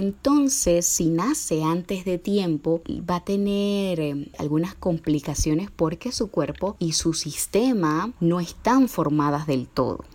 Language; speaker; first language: Spanish; native; Spanish